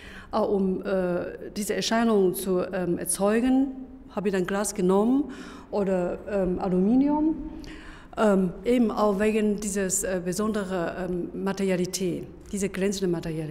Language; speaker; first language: German; non-native, fluent; Chinese